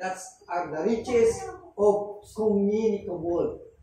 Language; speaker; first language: English; non-native, local second language; Filipino